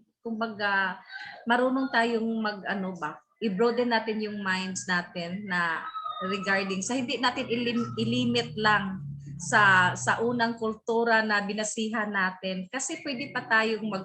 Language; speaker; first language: Filipino; native; Filipino